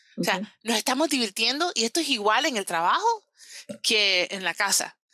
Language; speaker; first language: Spanish; early bilingual, heritage; Spanish